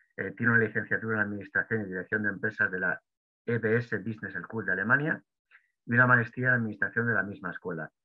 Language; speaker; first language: Spanish; native; Spanish